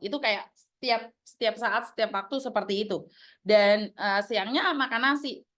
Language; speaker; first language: Indonesian; non-native, local second language; Javanese